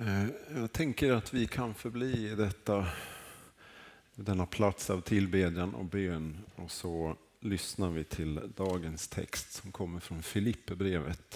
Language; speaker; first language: Swedish; native; Swedish